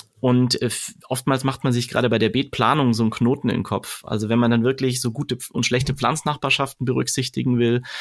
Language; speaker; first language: German; native; German